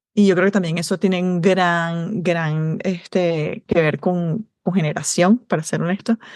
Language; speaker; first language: Spanish; native; Spanish